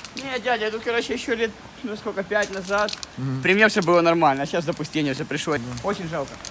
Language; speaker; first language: Russian; native; Russian